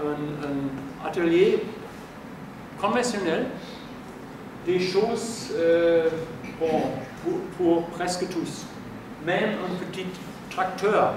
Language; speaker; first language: French; non-native, fluent; German